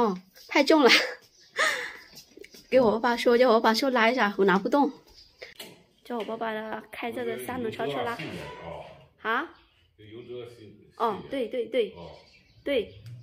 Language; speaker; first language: Chinese; non-native, fluent; Lao